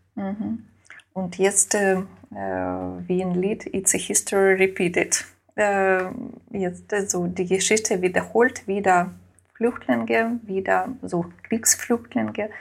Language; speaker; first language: German; non-native, learner; Ukrainian